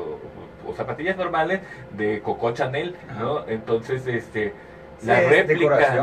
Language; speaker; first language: Spanish; native; Spanish